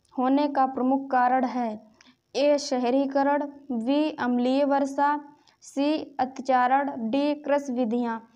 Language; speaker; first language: Hindi; native; Hindi